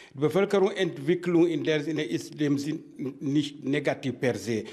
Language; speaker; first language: German; non-native, fluent; Wolof